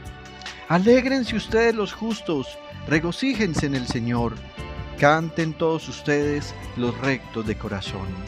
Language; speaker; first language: Spanish; native; Spanish